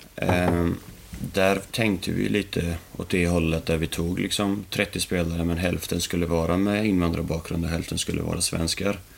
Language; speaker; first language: Swedish; early bilingual, other home language; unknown